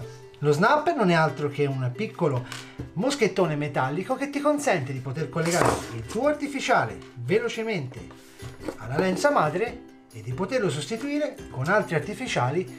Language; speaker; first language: Italian; native; Italian